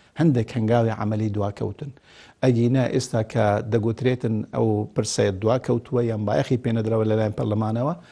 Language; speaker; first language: Central Kurdish; non-native, local second language; Kurdish